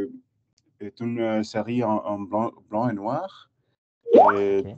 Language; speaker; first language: French; non-native, learner; English